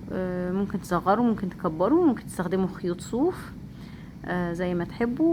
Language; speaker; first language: Arabic; native; Arabic